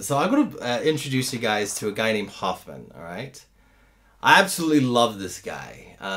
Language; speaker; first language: English; native; English